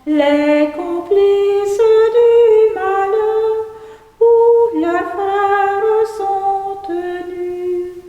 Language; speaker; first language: French; native; French